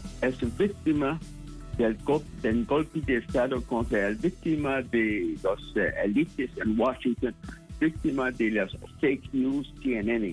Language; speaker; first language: Spanish; non-native, fluent; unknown